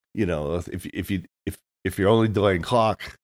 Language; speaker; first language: English; native; English